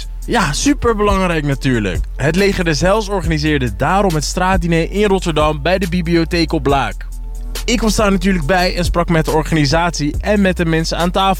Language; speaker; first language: Dutch; native; Dutch